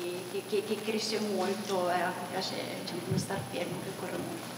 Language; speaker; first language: Italian; native; Italian